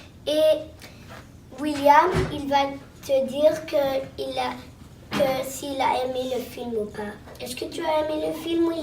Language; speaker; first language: French; non-native, local second language; English